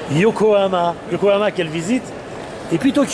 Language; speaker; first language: French; native; French